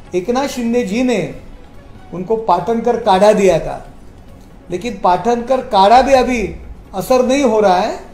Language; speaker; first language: Hindi; non-native, local second language; Marathi